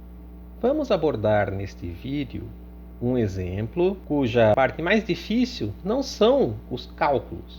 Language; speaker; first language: Portuguese; native; Portuguese